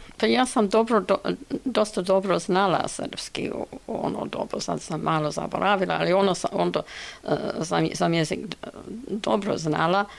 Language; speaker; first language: Serbian; non-native, fluent; English